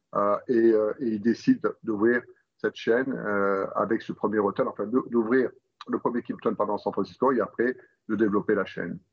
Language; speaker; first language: French; native; French